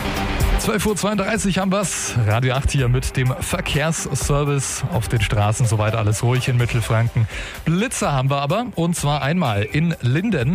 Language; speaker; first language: German; native; German